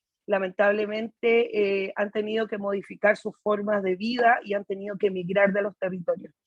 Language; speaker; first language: Spanish; native; Spanish